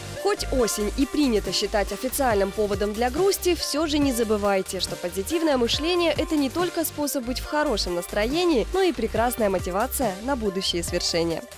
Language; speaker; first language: Russian; native; Russian